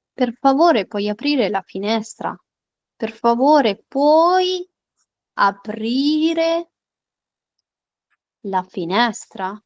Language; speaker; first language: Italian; non-native, fluent; Urdu